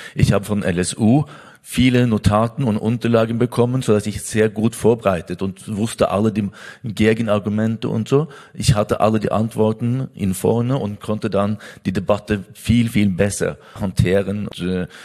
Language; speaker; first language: German; non-native, fluent; Norwegian